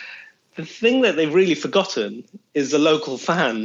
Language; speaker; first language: English; native; English